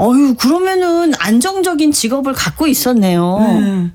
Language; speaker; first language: Korean; native; Korean